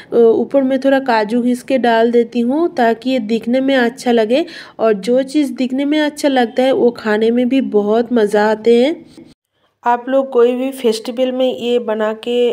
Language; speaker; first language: Hindi; non-native, local second language; Bangla